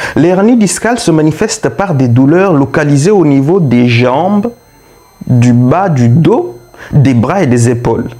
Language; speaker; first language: French; non-native, local second language; Luba-Lulua